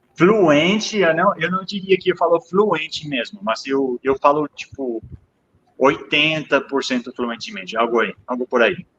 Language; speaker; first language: Portuguese; non-native, fluent; English